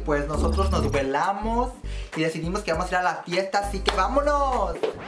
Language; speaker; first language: Spanish; early bilingual, heritage; Spanish